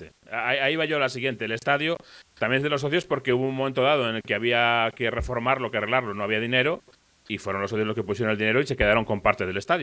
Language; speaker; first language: Spanish; native; Spanish